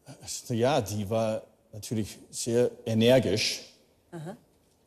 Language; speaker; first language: German; early bilingual, heritage; German